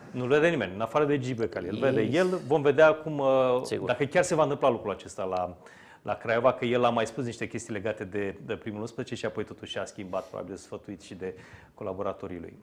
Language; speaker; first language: Romanian; native; Romanian